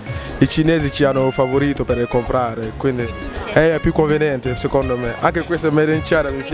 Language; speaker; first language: Italian; non-native, fluent; Chinese